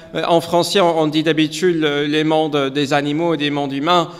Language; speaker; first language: French; non-native, learner; English